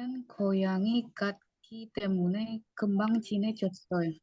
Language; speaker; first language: Korean; non-native, learner; Indonesian